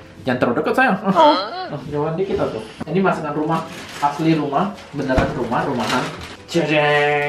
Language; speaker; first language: Indonesian; native; Indonesian